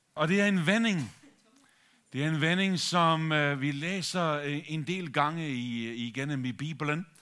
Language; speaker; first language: Danish; native; Danish